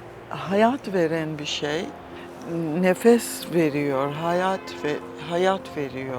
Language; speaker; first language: Turkish; non-native, fluent; English